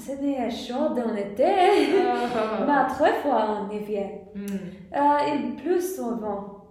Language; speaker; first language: French; non-native, learner; English